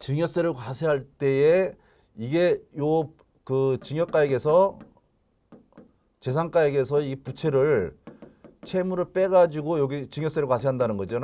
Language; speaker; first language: Korean; native; Korean